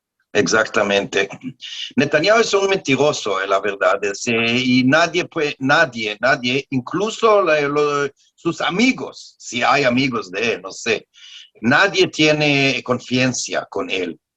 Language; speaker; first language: Spanish; non-native, learner; Hebrew